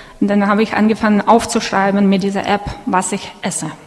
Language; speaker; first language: German; non-native, fluent; Russian